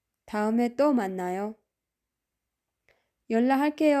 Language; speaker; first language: Korean; non-native, fluent; Kyrgyz